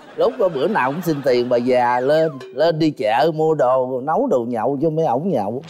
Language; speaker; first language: Vietnamese; native; Vietnamese